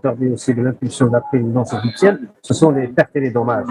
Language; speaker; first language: French; non-native, local second language; Arabic